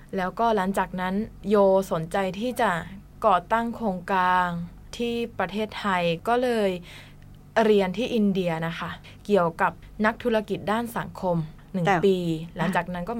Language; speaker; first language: Thai; non-native, fluent; Japanese